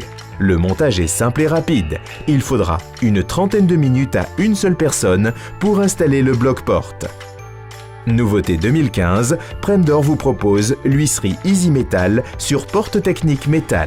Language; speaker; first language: French; native; French